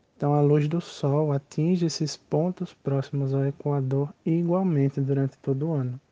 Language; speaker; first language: Portuguese; native; Portuguese